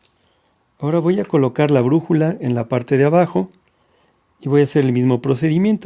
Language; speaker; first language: Spanish; native; Spanish